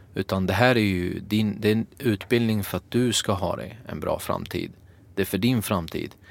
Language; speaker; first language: Swedish; early bilingual, other home language; Kurdish